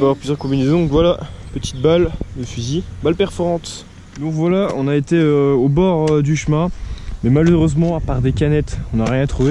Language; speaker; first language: French; native; French